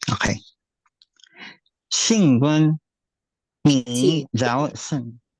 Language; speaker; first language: Chinese; non-native, learner; Filipino